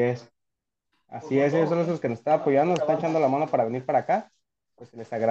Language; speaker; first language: Spanish; native; Spanish